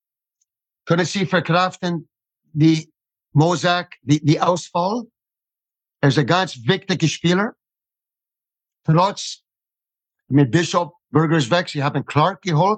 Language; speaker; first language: German; non-native, fluent; English